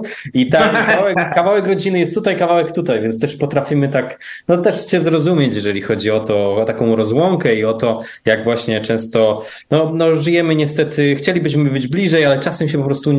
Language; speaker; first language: Polish; native; Polish